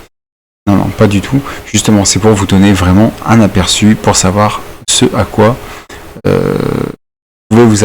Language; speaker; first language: French; native; French